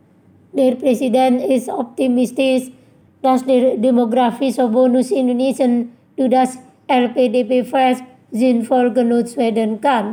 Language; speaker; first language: German; non-native, fluent; Indonesian